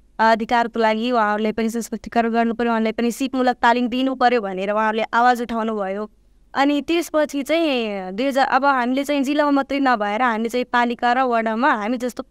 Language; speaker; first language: Nepali; non-native, local second language; Bhojpuri